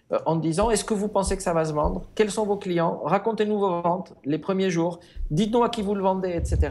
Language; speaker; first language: French; non-native, fluent; Spanish